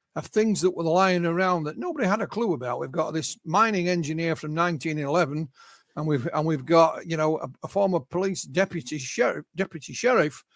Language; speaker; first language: English; native; English